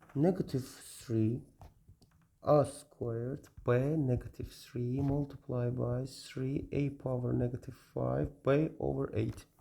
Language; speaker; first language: English; non-native, learner; Azerbaijani